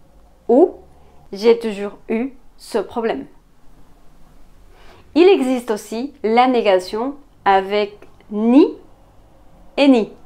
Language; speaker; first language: French; non-native, fluent; Spanish